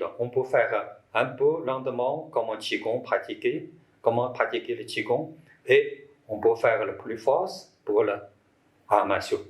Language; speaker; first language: French; non-native, learner; Chinese